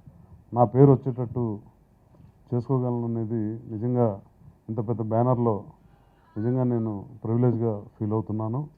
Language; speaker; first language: Telugu; native; Telugu